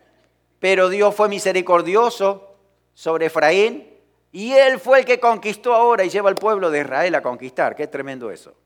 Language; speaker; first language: Spanish; native; Spanish